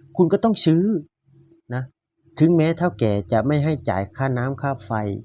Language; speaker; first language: Thai; native; Thai